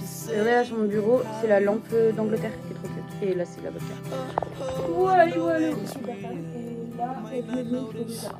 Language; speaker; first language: French; native; French